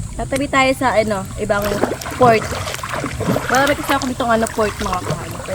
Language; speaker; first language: Filipino; non-native, local second language; Bikol